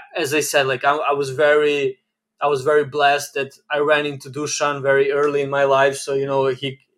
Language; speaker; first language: English; non-native, fluent; Serbian